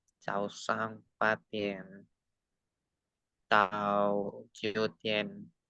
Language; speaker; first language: Chinese; non-native, learner; Indonesian